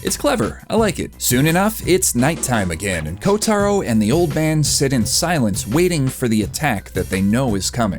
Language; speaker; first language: English; native; English